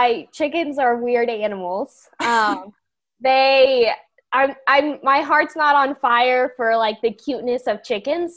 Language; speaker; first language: English; native; English